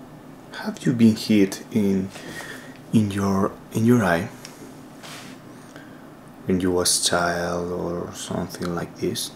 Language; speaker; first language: English; non-native, learner; Spanish